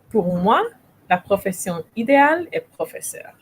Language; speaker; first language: French; non-native, learner; English